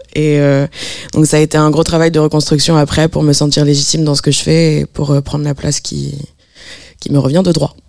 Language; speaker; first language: French; native; French